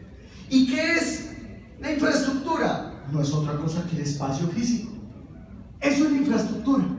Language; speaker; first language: Spanish; native; Spanish